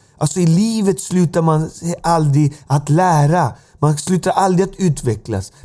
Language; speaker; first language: Swedish; native; Swedish